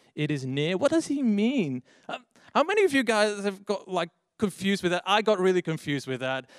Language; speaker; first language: English; non-native, fluent; Dutch